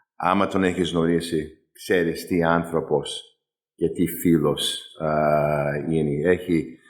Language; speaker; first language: Greek; early bilingual, heritage; Greek